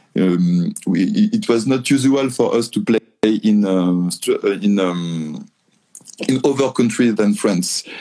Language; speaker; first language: English; non-native, learner; French